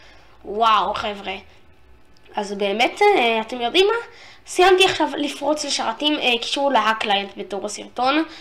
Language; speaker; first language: Hebrew; native; Hebrew